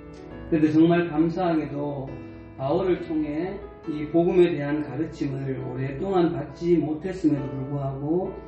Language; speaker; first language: Korean; native; Korean